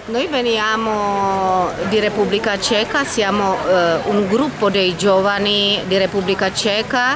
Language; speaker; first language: Italian; non-native, fluent; Czech